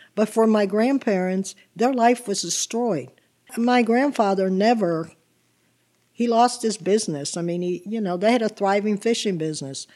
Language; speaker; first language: English; early bilingual, other home language; Italian